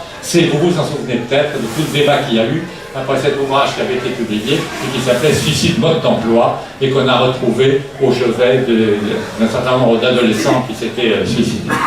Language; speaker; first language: French; native; French